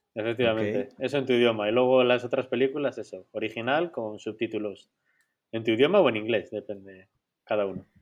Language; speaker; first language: Spanish; native; Spanish